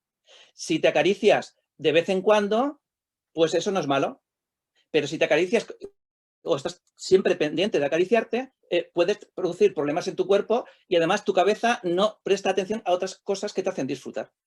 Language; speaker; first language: Spanish; native; Spanish